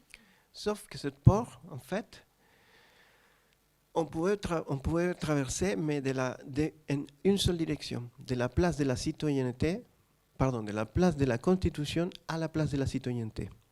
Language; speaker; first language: French; non-native, fluent; Spanish